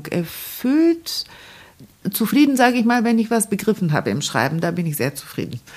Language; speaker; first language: German; non-native, fluent; Bulgarian